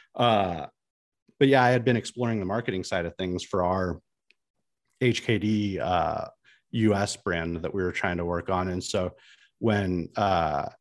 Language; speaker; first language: English; native; English